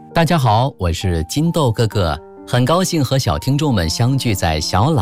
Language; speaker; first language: Chinese; native; Chinese